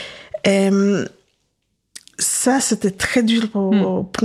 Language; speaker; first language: French; non-native, fluent; Polish